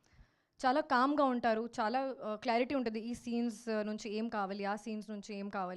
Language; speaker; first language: Telugu; non-native, learner; Hindi